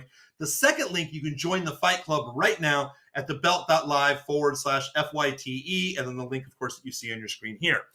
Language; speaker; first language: English; native; English